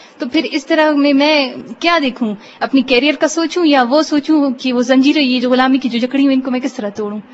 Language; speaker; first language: Urdu; non-native, local second language; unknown